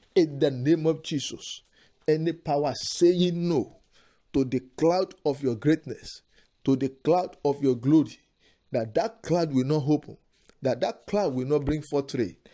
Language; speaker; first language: English; non-native, local second language; Yoruba